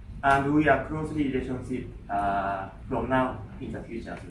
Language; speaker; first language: English; non-native, learner; Japanese